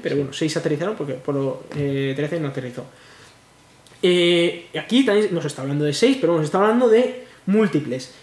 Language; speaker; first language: Spanish; native; Spanish